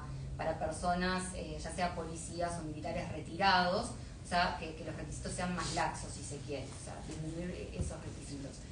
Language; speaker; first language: Spanish; native; Spanish